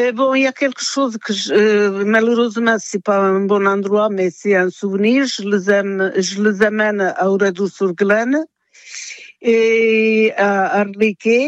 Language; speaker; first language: French; non-native, fluent; Portuguese